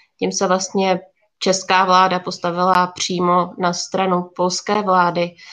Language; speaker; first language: Czech; native; Czech